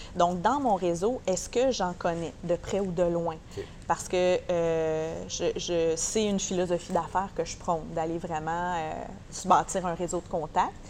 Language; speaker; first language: French; native; French